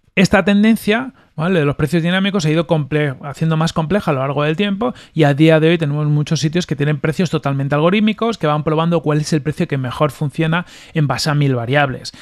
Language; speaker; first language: Spanish; native; Spanish